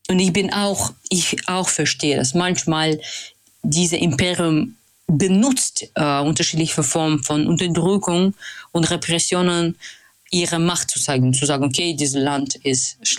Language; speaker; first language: German; non-native, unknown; Russian